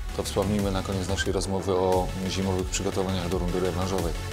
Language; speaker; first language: Polish; native; Polish